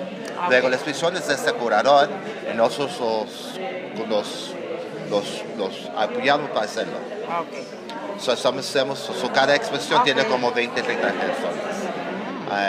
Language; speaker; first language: Spanish; non-native, learner; English